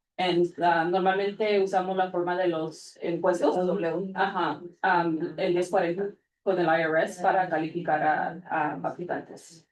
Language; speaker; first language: Spanish; early bilingual, other home language; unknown